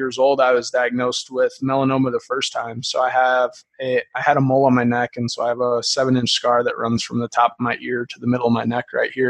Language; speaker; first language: English; native; English